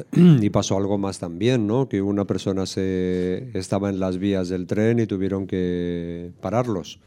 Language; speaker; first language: Spanish; native; Spanish